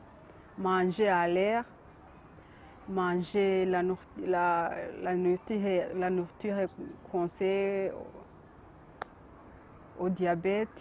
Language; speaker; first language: French; non-native, local second language; Kinyarwanda